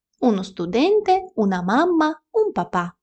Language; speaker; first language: Italian; non-native, fluent; Ukrainian